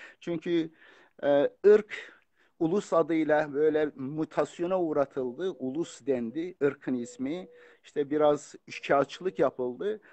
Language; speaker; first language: Turkish; non-native, local second language; Kurdish